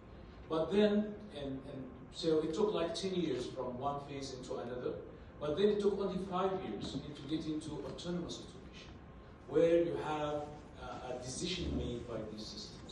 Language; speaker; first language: English; non-native, fluent; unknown